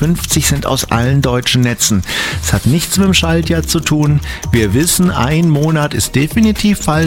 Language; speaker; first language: German; native; German